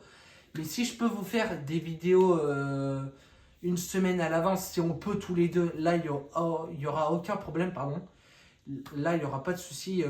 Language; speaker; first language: French; native; French